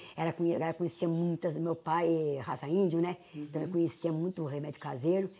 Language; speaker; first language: Portuguese; native; Portuguese